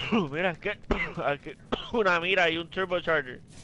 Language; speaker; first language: Spanish; early bilingual, heritage; Spanish